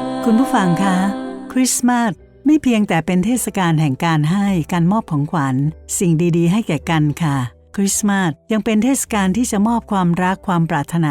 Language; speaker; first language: Thai; native; Thai